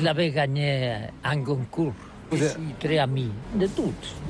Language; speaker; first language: French; non-native, learner; Catalan